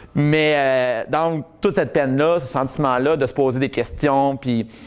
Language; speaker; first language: French; native; French